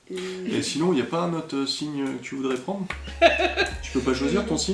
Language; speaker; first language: French; native; French